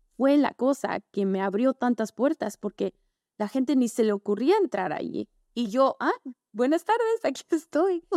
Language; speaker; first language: Spanish; early bilingual, heritage; Spanish